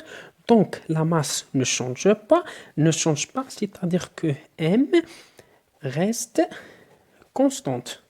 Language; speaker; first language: French; non-native, local second language; Arabic